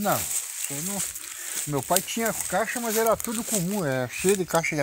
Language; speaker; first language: Portuguese; native; Portuguese